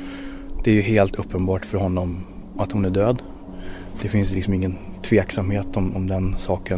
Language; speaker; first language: Swedish; native; Swedish